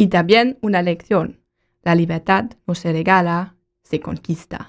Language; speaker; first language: Spanish; non-native, learner; German